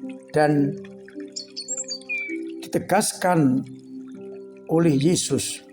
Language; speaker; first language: Indonesian; non-native, local second language; Javanese